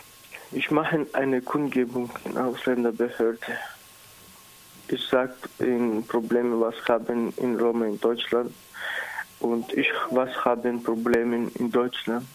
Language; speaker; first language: German; non-native, learner; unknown